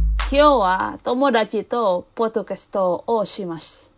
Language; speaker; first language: Japanese; non-native, learner; Indonesian